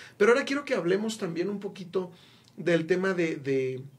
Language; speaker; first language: Spanish; native; Spanish